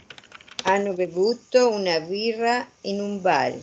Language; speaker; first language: Italian; non-native, learner; Spanish